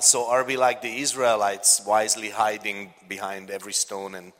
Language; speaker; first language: English; non-native, fluent; Hungarian